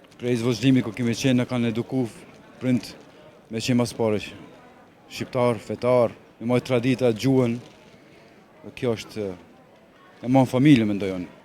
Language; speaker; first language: Albanian; early bilingual, heritage; Albanian